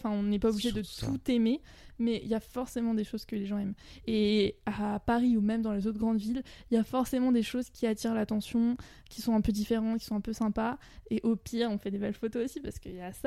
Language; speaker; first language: French; native; French